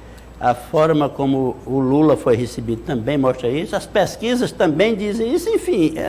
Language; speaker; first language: Portuguese; native; Portuguese